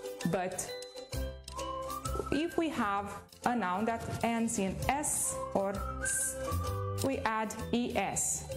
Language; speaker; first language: English; non-native, fluent; Romanian